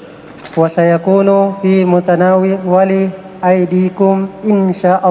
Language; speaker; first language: Arabic; non-native, learner; Indonesian